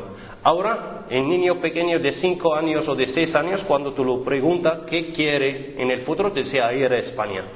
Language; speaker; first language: Spanish; non-native, fluent; Arabic